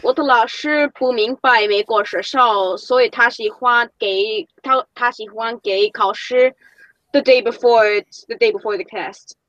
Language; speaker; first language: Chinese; non-native, learner; English